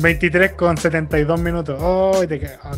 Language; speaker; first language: Spanish; native; Spanish